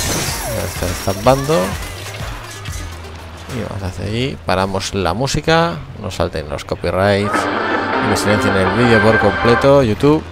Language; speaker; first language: Spanish; native; Spanish